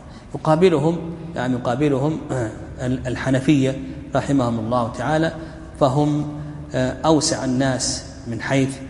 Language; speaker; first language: Arabic; native; Arabic